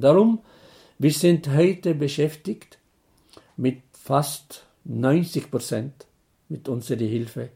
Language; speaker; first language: German; non-native, fluent; Arabic